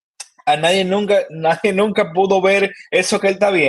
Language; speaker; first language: Spanish; native; Spanish